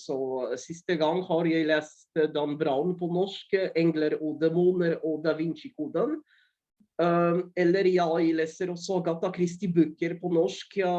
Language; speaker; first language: Norwegian; non-native, fluent; Polish